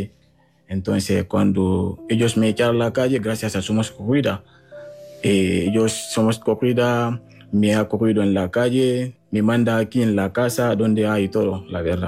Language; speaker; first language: Spanish; non-native, fluent; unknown